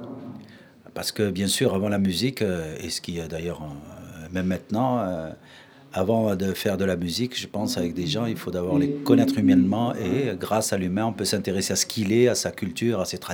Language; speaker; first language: French; non-native, local second language; Arabic